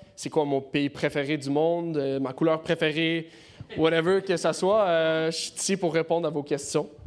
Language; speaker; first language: French; non-native, local second language; English